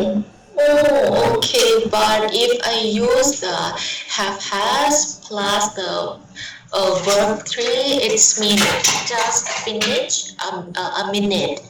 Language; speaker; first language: English; non-native, learner; Thai